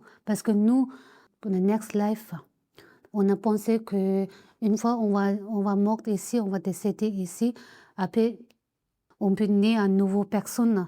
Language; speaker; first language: French; non-native, learner; Tibetan